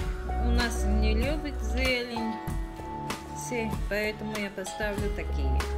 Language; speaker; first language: Russian; non-native, learner; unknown